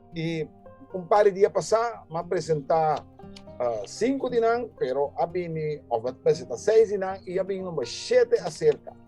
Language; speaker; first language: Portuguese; non-native, learner; Papiamento